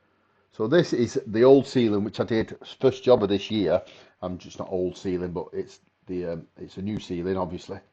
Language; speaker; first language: English; native; English